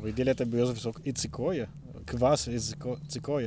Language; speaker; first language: Russian; non-native, learner; Italian